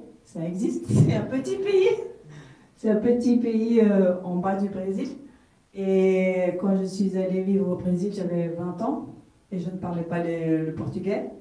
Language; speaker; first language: French; non-native, fluent; Spanish